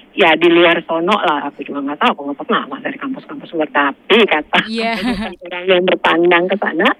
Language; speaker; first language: Indonesian; native; Indonesian